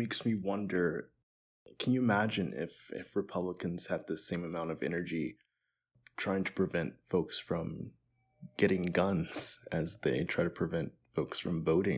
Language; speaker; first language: English; native; English